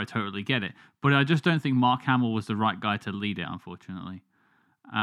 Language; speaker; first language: English; native; English